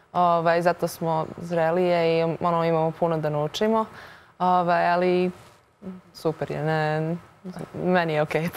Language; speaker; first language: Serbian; early bilingual, heritage; Serbian